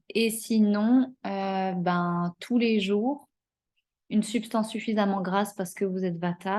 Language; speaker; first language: French; native; French